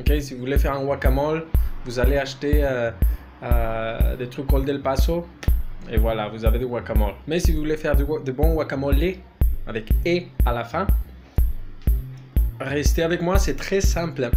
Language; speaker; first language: French; non-native, fluent; Spanish